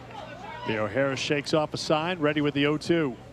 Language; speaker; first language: English; native; English